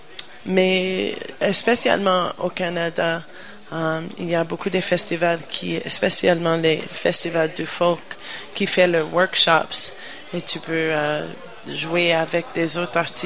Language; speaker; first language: French; non-native, learner; English